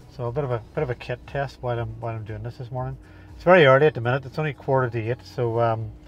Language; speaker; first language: English; native; English